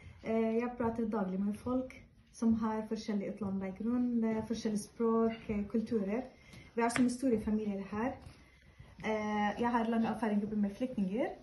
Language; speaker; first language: Norwegian; non-native, fluent; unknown